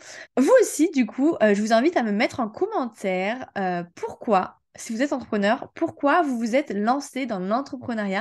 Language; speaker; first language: French; native; French